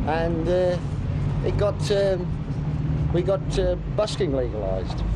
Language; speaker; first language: English; native; English